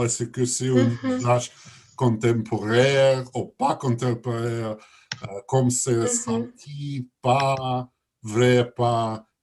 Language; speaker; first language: French; non-native, learner; Russian